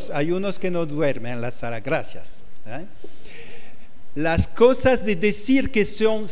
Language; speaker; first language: Spanish; non-native, fluent; French